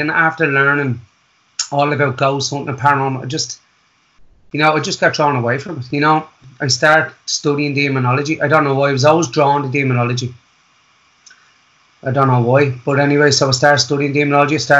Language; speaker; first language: English; native; English